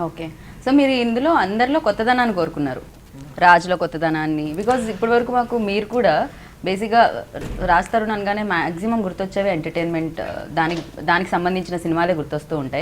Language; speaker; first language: Telugu; native; Telugu